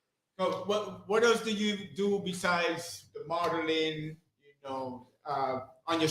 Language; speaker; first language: English; native; English